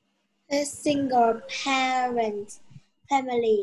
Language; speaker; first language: English; non-native, learner; Vietnamese